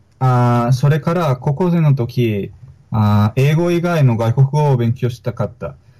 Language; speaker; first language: Japanese; non-native, learner; Spanish